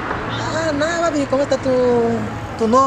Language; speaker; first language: Spanish; non-native, fluent; Haitian Creole